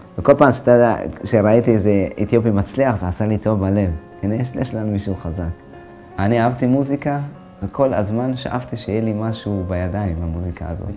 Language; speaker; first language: Hebrew; early bilingual, other home language; Amharic